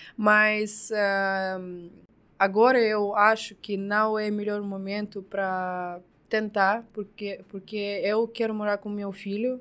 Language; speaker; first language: Portuguese; non-native, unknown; Russian